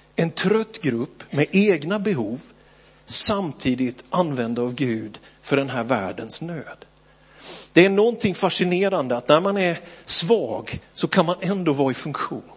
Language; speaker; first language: Swedish; native; Swedish